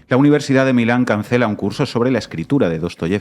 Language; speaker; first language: Spanish; native; Spanish